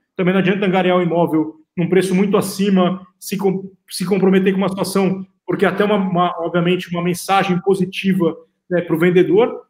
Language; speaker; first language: Portuguese; native; Portuguese